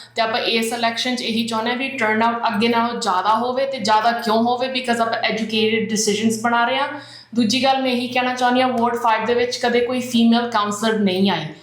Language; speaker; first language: Punjabi; early bilingual, heritage; Punjabi